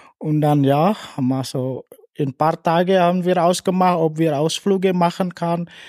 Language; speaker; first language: German; non-native, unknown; Indonesian